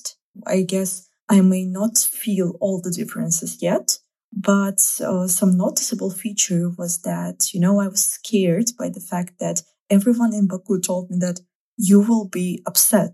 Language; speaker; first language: English; non-native, fluent; Russian